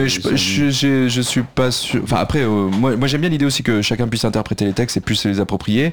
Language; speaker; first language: French; native; French